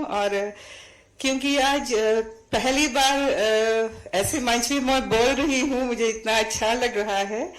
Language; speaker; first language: Hindi; non-native, fluent; Sinhala